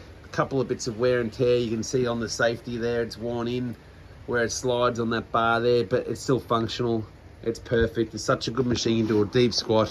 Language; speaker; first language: English; native; English